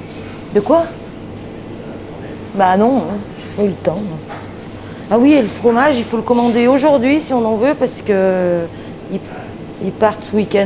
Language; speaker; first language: French; native; French